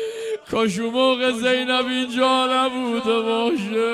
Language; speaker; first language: Persian; native; Persian